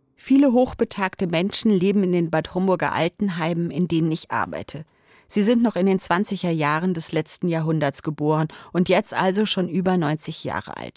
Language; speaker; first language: German; native; German